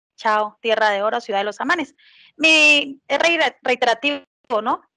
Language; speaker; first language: Spanish; native; Spanish